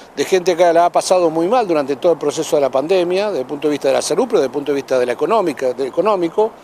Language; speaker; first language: Spanish; native; Spanish